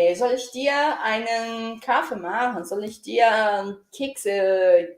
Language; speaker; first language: German; non-native, fluent; Portuguese